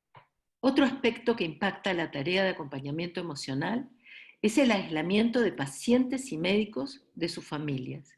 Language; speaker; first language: Spanish; native; Spanish